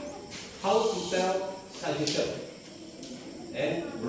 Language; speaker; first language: English; non-native, fluent; Indonesian